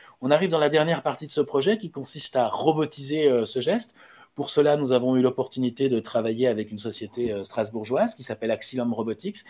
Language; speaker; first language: French; native; French